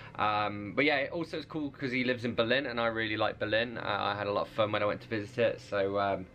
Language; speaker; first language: English; native; English